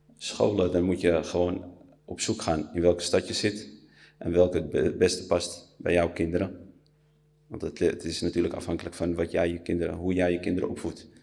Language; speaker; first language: Dutch; early bilingual, other home language; Riffian